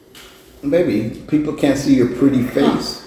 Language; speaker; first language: English; native; English